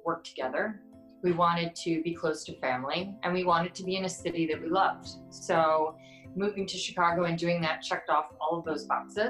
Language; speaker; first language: English; native; English